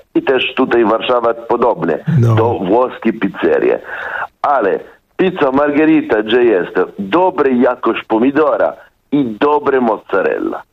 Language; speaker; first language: Polish; non-native, fluent; Italian